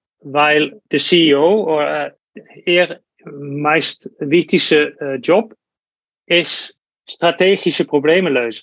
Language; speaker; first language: German; non-native, learner; Dutch